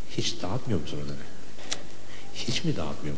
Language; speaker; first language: Turkish; native; Turkish